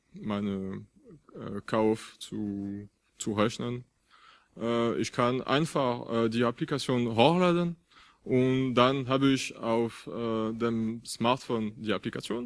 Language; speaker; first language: German; non-native, fluent; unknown